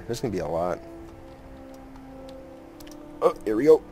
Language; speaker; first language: English; native; English